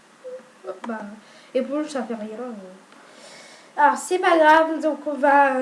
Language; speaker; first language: French; native; French